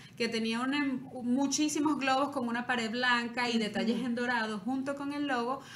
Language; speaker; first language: Spanish; native; Spanish